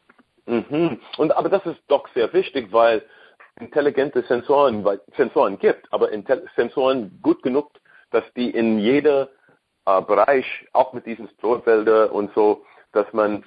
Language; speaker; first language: German; non-native, learner; English